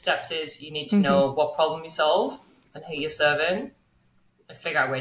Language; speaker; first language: English; native; English